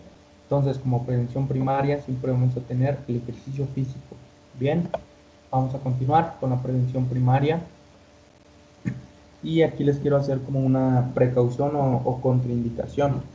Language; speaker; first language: Spanish; native; Spanish